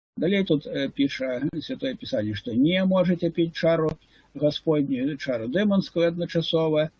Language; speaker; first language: Russian; non-native, local second language; Ukrainian